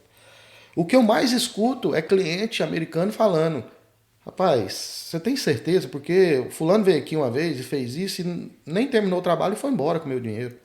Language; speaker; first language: Portuguese; native; Portuguese